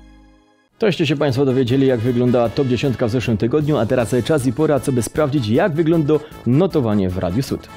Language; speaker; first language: Polish; native; Polish